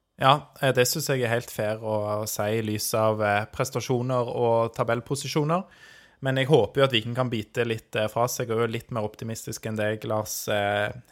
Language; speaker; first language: Norwegian; native; Norwegian